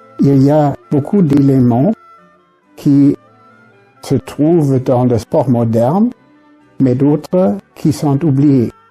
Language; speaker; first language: French; non-native, fluent; German